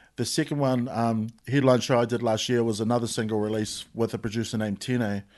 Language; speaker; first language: English; native; English